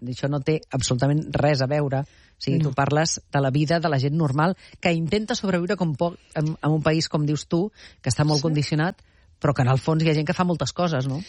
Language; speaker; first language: Catalan; native; Catalan